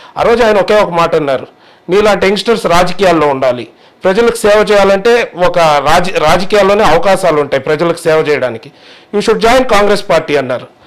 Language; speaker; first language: Telugu; native; Telugu